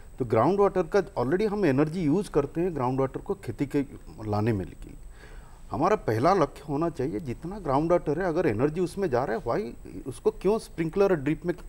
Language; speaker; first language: Hindi; non-native, local second language; Odia